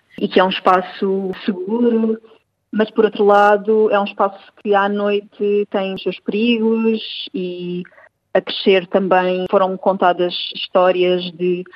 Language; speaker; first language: Portuguese; native; Portuguese